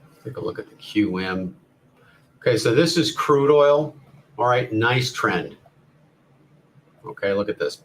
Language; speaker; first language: English; native; English